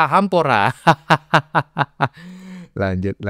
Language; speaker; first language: Indonesian; native; Indonesian